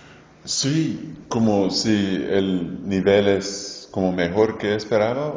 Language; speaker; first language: Spanish; non-native, fluent; English